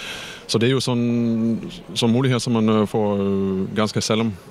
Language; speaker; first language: Danish; non-native, fluent; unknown